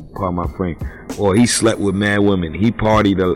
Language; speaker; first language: English; native; English